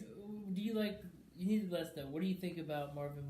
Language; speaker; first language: English; native; English